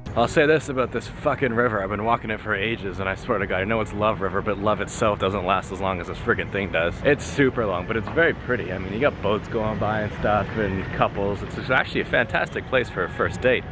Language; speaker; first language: English; native; English